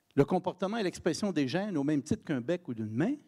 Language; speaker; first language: French; native; French